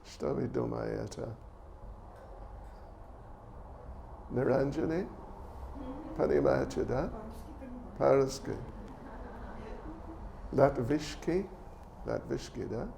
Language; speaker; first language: Russian; non-native, learner; English